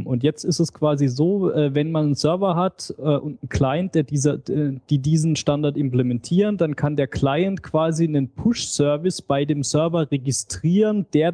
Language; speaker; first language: German; native; German